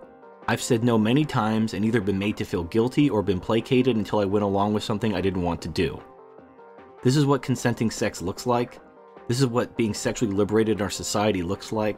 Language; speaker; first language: English; native; English